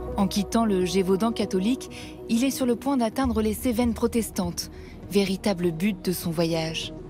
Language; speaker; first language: French; native; French